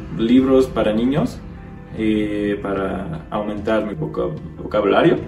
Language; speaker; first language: Spanish; non-native, fluent; English